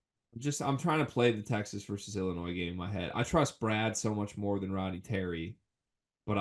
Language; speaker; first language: English; native; English